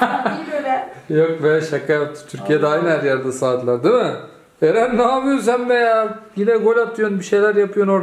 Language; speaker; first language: Turkish; native; Turkish